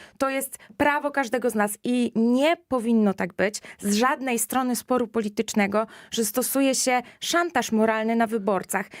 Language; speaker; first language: Polish; native; Polish